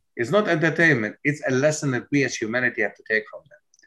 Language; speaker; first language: English; non-native, fluent; German